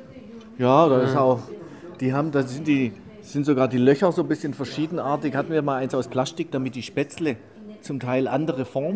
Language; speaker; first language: German; native; German